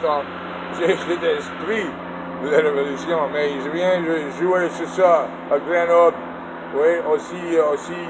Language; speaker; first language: French; non-native, learner; English